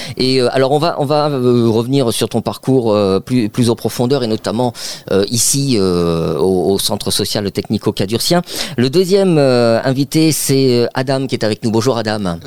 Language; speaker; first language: French; native; French